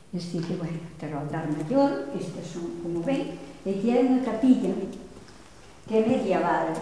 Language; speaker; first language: Spanish; non-native, local second language; Galician